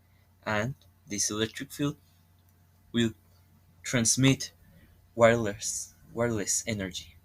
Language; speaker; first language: English; non-native, learner; Spanish